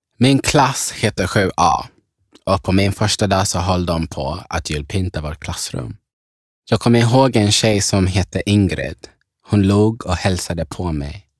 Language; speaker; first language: Swedish; early bilingual, other home language; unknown